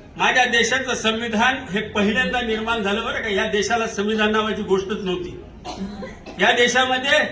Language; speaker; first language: Marathi; non-native, local second language; Urdu